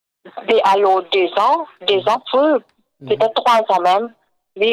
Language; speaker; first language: French; non-native, local second language; Morisyen